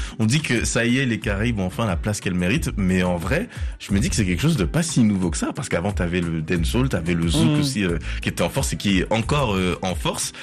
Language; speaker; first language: French; native; French